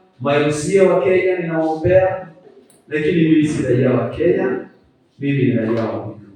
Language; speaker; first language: Swahili; non-native, local second language; Kikuyu